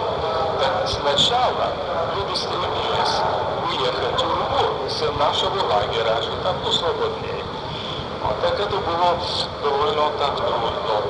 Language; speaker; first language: Russian; non-native, fluent; Lithuanian